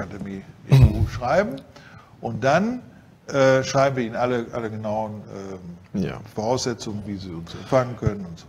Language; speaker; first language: German; native; German